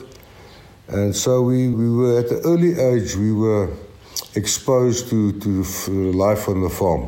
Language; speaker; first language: English; native; English